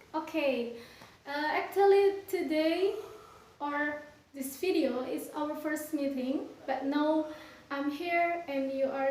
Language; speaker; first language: English; non-native, fluent; Indonesian